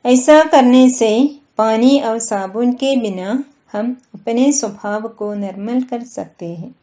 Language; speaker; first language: Hindi; non-native, local second language; Malayalam